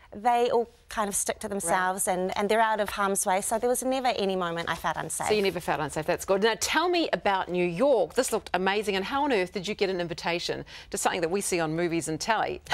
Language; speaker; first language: English; native; English